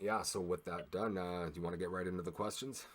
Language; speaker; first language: English; native; English